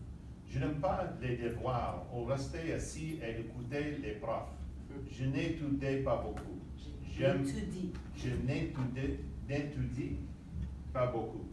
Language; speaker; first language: French; non-native, learner; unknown